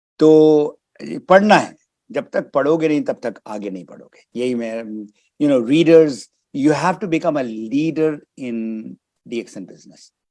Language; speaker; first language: Urdu; native; Urdu